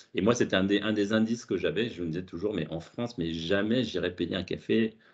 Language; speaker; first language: French; native; French